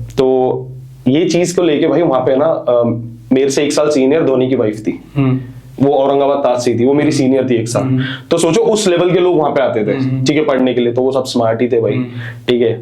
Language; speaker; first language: Hindi; non-native, local second language; Marathi